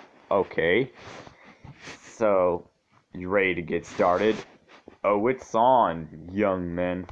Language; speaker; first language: English; native; English